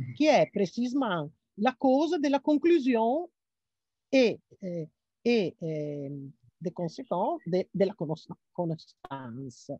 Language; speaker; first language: French; non-native, fluent; Italian